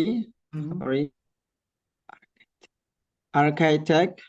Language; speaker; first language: English; non-native, learner; Indonesian